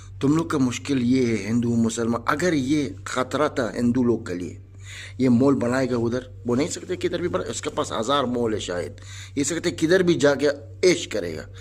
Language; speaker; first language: Hindi; non-native, learner; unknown